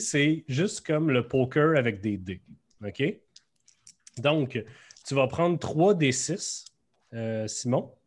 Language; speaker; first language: French; native; French